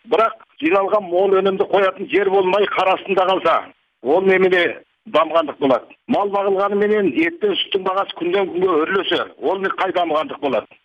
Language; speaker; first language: Kazakh; early bilingual, heritage; Kazakh